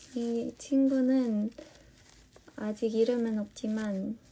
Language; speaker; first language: Korean; early bilingual, heritage; Korean